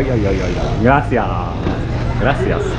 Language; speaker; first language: Spanish; non-native, learner; Japanese